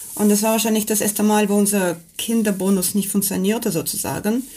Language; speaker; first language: German; non-native, fluent; Russian